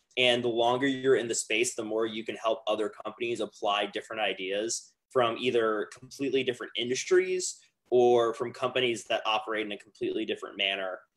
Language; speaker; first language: English; native; English